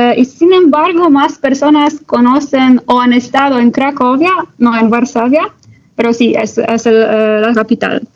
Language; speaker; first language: Spanish; non-native, learner; Polish